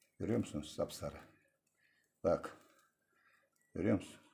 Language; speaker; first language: Turkish; native; Turkish